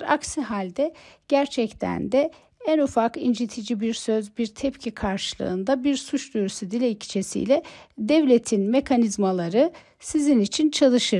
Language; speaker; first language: Turkish; native; Turkish